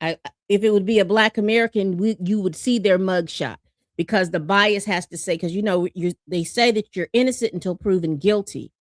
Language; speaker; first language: English; native; English